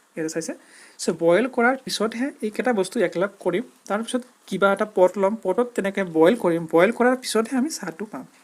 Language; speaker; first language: Assamese; native; Assamese